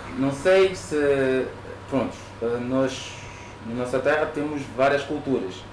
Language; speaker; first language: Portuguese; native; Portuguese